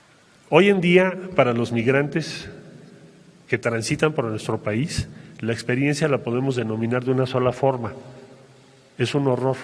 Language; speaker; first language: Spanish; native; Spanish